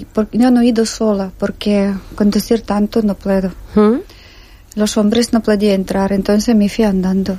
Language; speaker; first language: Spanish; non-native, learner; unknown